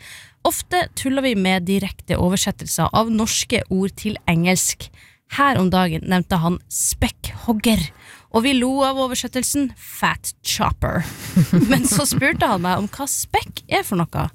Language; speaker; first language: Norwegian; native; Norwegian